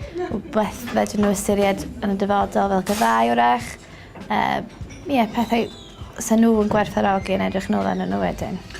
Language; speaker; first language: Welsh; native; Welsh